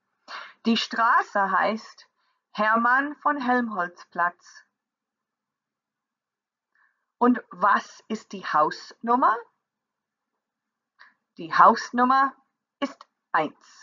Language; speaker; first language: German; non-native, learner; English